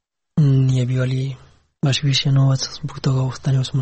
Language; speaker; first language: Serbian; non-native, learner; Pashto